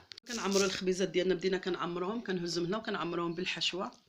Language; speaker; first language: Arabic; native; Arabic